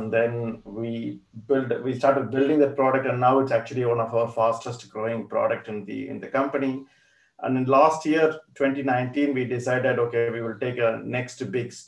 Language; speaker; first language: English; non-native, local second language; Tamil